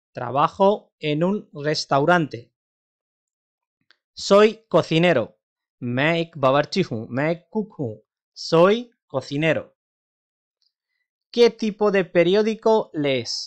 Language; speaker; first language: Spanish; non-native, fluent; Urdu